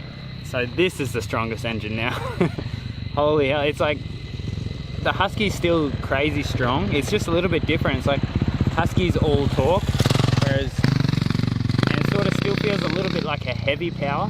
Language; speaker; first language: English; native; English